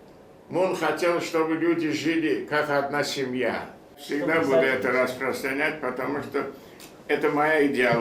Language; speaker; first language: Russian; non-native, fluent; Korean